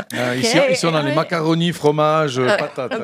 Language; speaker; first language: French; native; French